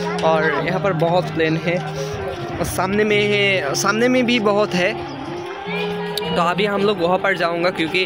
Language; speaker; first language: Hindi; non-native, learner; Bangla